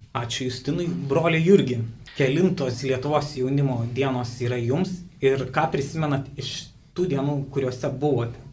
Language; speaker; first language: Lithuanian; native; Lithuanian